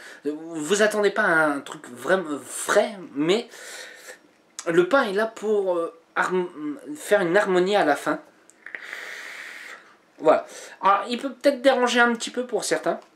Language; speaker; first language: French; native; French